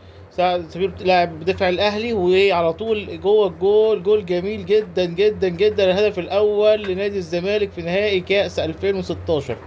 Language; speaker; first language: Arabic; native; Arabic